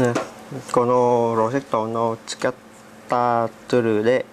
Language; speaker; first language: Japanese; non-native, learner; Vietnamese